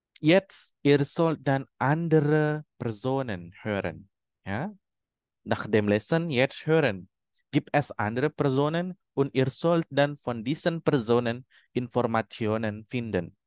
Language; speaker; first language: German; non-native, fluent; Indonesian